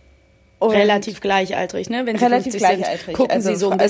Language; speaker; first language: German; native; German